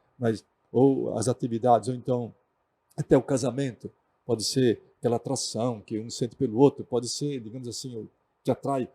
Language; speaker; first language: Portuguese; non-native, local second language; German